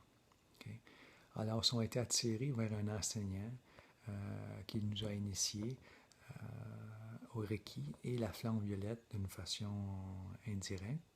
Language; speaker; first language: French; native; French